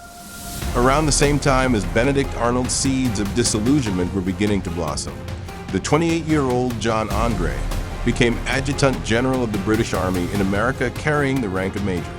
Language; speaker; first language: English; native; English